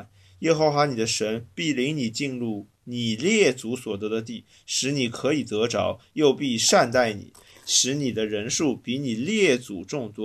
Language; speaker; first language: Chinese; native; Chinese